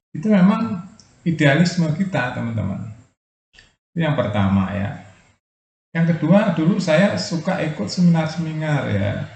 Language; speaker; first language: Indonesian; non-native, local second language; Javanese